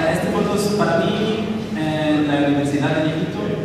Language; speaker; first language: Spanish; non-native, learner; Arabic